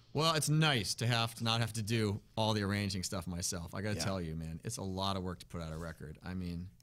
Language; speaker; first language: English; native; English